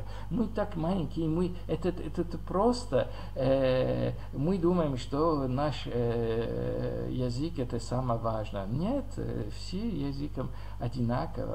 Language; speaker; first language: Russian; non-native, learner; French